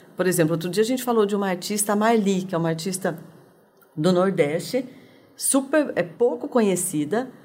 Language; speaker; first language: Portuguese; native; Portuguese